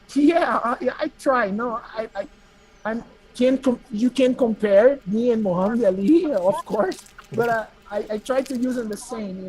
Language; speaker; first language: English; non-native, learner; Portuguese